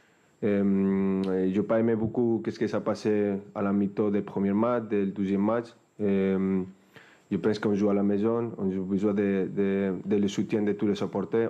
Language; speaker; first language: French; non-native, fluent; Spanish